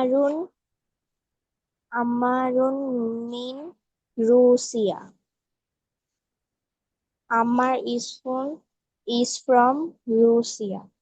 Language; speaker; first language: English; non-native, learner; Bangla